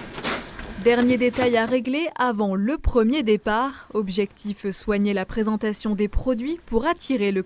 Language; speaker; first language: French; native; French